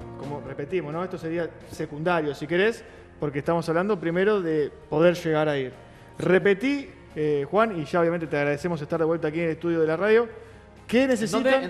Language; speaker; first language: Spanish; native; Spanish